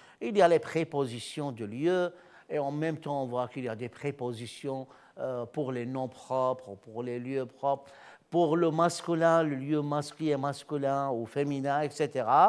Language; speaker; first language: French; non-native, fluent; Arabic